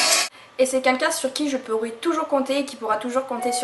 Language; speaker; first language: French; native; French